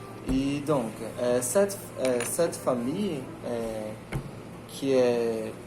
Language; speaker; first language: French; non-native, learner; Portuguese